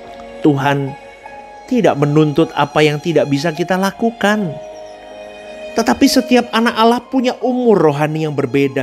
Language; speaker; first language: Indonesian; native; Indonesian